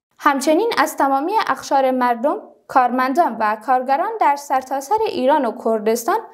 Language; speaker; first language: Persian; non-native, local second language; Kurdish